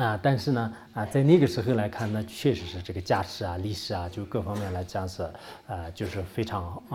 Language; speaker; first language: Chinese; non-native, local second language; Tibetan